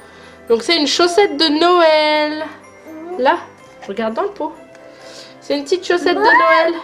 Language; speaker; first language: French; native; French